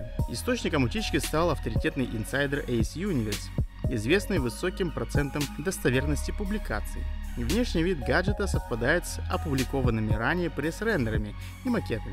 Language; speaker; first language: Russian; native; Russian